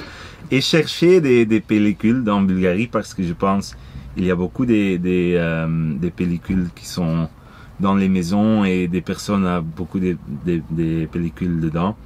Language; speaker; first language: French; non-native, local second language; Dutch